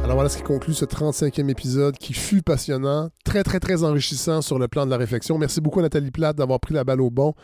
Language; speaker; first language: French; native; French